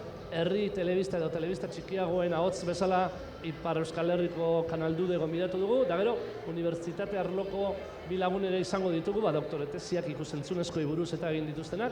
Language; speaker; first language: Basque; native; Basque